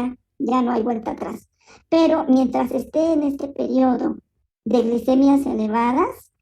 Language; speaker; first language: Spanish; native; Spanish